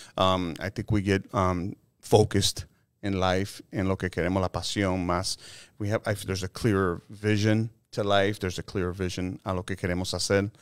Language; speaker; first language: Spanish; early bilingual, heritage; Spanish